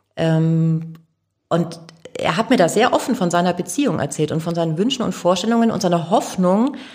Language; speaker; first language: German; native; German